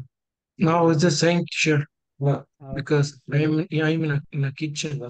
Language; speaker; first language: English; non-native, learner; Spanish